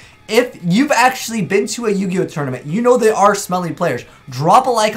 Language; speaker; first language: English; native; English